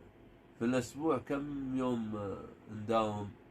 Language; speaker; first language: Arabic; non-native, fluent; Urdu